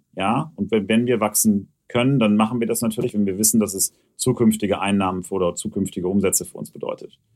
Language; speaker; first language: German; native; German